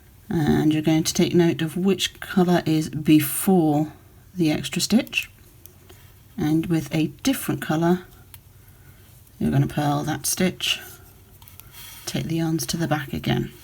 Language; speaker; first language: English; native; English